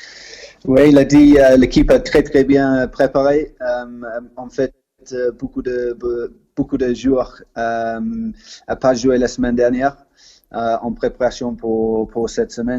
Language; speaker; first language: French; non-native, fluent; English